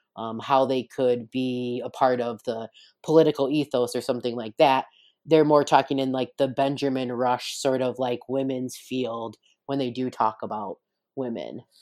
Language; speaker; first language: English; native; English